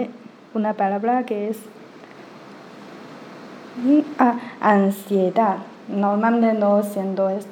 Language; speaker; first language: Spanish; non-native, learner; Chinese